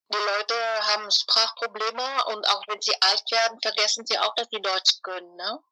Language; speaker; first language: German; non-native, fluent; Vietnamese